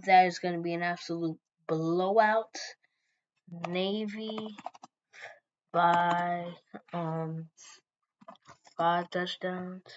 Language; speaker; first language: English; native; English